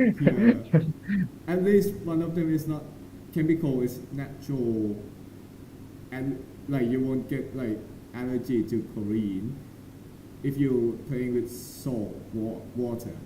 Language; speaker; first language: English; non-native, learner; Thai